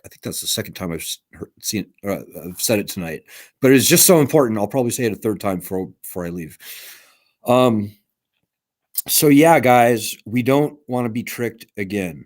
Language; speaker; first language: English; native; English